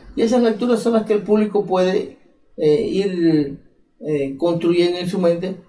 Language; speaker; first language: Spanish; native; Spanish